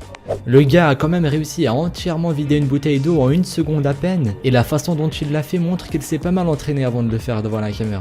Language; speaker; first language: French; native; French